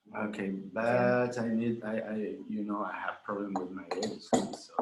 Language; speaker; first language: English; non-native, learner; Spanish